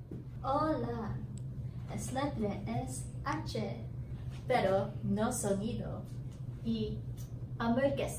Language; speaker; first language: Spanish; non-native, learner; English